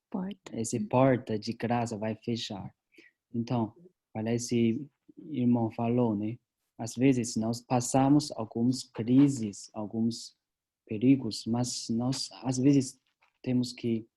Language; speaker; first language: Portuguese; non-native, learner; Chinese